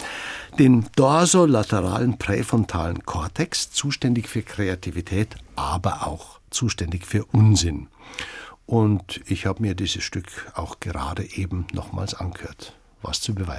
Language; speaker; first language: German; native; German